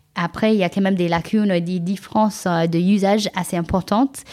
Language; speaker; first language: French; non-native, fluent; English